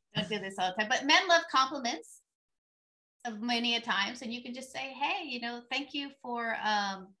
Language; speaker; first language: English; native; English